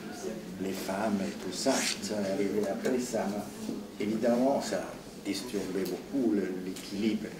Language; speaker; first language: French; non-native, fluent; Italian